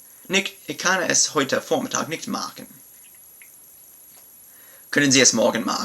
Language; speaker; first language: German; non-native, learner; English